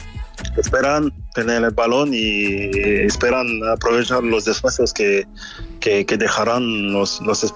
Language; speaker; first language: Spanish; non-native, fluent; French